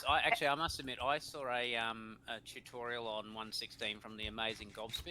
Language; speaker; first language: English; native; English